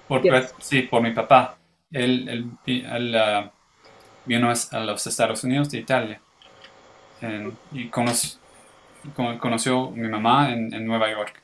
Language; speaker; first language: Spanish; early bilingual, heritage; English